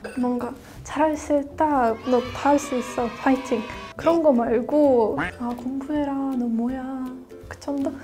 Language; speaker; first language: Korean; non-native, fluent; Russian